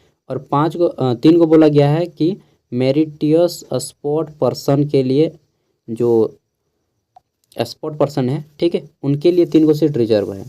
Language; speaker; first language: Hindi; native; Hindi